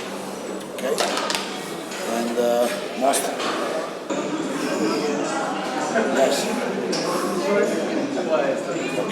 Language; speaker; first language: English; non-native, learner; Italian